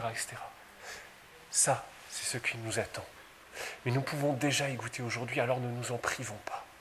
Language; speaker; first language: French; native; French